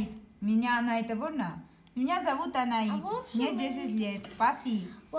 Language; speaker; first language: Russian; non-native, learner; Armenian